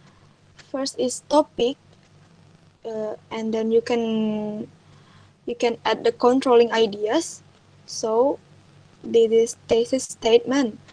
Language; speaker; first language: English; non-native, learner; Indonesian